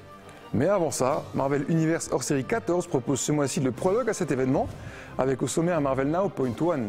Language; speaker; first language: French; native; French